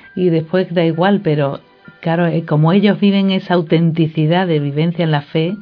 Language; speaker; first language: Spanish; non-native, fluent; Polish